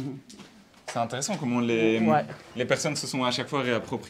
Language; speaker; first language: French; native; French